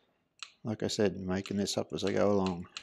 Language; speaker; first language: English; native; English